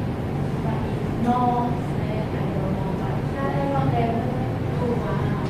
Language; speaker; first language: English; non-native, learner; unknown